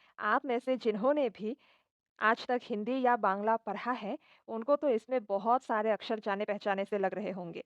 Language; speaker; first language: Hindi; non-native, local second language; Assamese